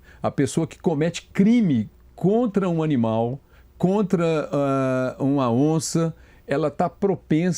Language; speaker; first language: Portuguese; native; Portuguese